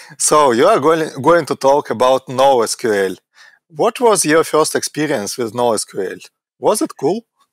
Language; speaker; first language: English; non-native, fluent; Russian